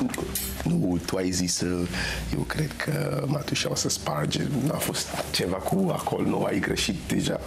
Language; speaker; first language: Romanian; non-native, learner; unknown